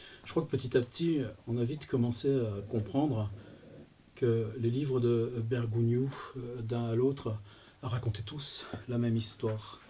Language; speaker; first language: French; native; French